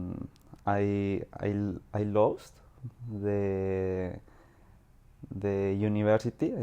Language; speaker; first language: English; non-native, learner; Spanish